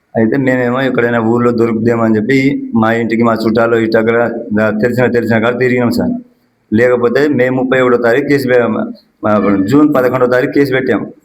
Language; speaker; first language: Telugu; non-native, local second language; Lambadi